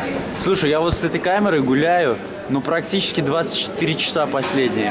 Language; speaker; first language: Russian; native; Russian